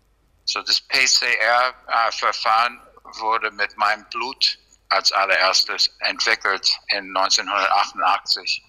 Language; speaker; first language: German; non-native, fluent; English